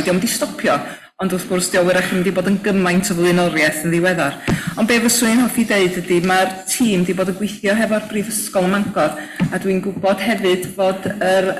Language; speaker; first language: Welsh; native; Welsh